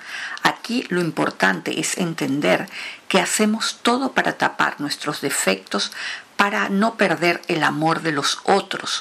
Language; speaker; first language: Spanish; native; Spanish